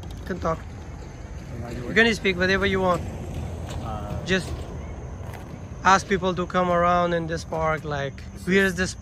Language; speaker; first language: English; non-native, fluent; Persian